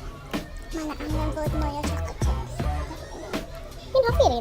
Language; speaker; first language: Welsh; non-native, local second language; English